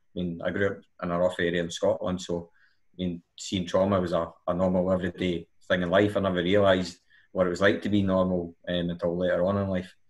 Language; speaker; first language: English; native; English